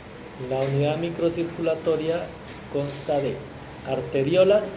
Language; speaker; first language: Spanish; native; Spanish